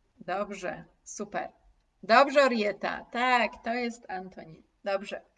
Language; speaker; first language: Polish; native; Polish